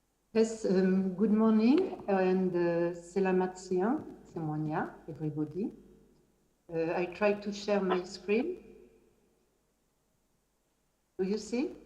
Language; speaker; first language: English; non-native, fluent; French